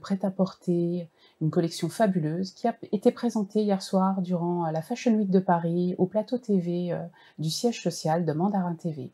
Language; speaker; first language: French; native; French